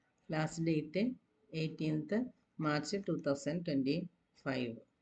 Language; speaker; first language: English; non-native, local second language; Malayalam